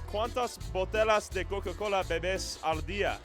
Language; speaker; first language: Spanish; non-native, learner; English